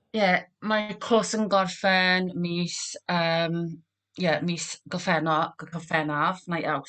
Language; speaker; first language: Welsh; non-native, local second language; English